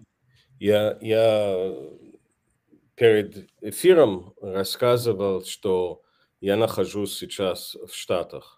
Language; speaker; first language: Russian; non-native, fluent; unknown